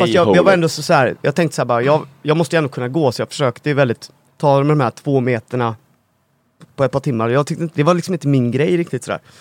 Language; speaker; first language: Swedish; native; Swedish